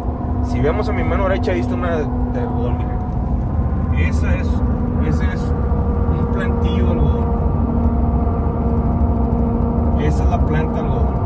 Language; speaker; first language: Spanish; native; Spanish